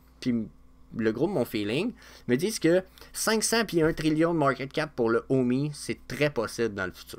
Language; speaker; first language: French; native; French